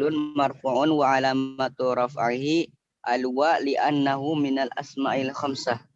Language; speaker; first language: Arabic; non-native, learner; Indonesian